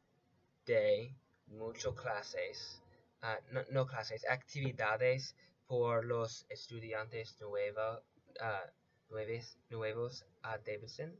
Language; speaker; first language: Spanish; non-native, learner; English